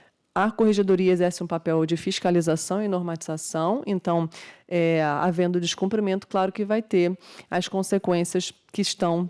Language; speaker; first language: Portuguese; native; Portuguese